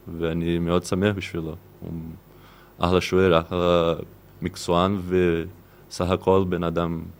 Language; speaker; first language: Hebrew; non-native, fluent; Portuguese